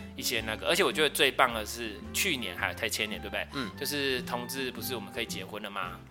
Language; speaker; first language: Chinese; native; Chinese